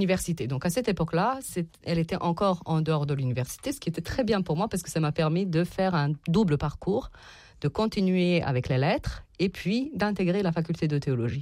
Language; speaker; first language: French; non-native, fluent; Serbian